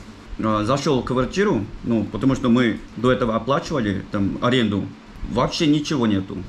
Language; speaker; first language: Russian; non-native, fluent; Korean